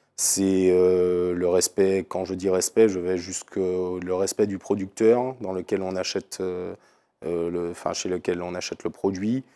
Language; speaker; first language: French; native; French